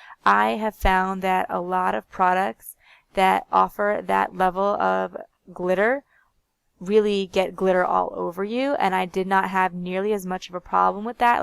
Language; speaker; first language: English; native; English